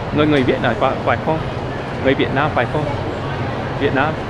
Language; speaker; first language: Vietnamese; non-native, learner; English